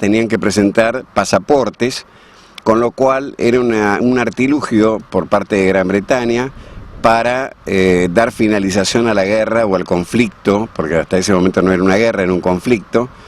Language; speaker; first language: Spanish; native; Spanish